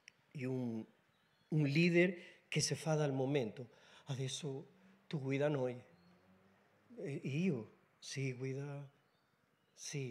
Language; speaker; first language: Italian; non-native, learner; Spanish